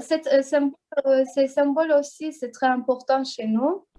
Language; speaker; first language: French; non-native, learner; Azerbaijani